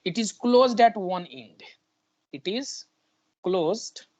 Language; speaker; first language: English; non-native, local second language; Nepali